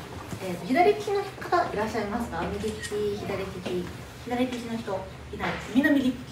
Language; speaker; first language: Japanese; native; Japanese